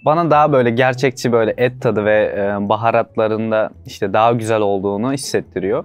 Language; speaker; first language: Turkish; non-native, fluent; Uzbek